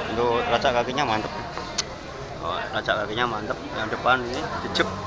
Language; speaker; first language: Indonesian; native; Indonesian